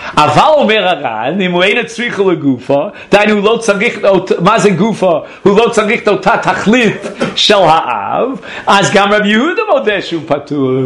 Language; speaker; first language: Hebrew; non-native, fluent; English